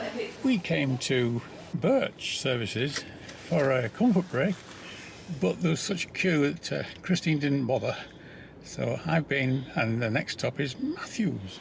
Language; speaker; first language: English; native; English